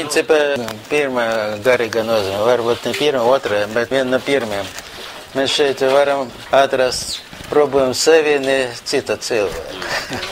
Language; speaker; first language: Latvian; non-native, local second language; Russian